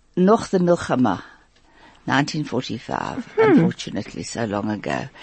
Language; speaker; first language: Yiddish; early bilingual, heritage; Yiddish